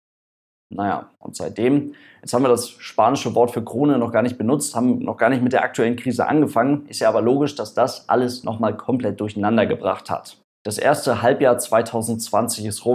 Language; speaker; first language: German; native; German